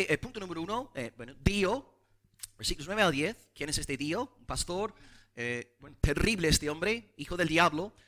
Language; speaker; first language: Spanish; non-native, fluent; English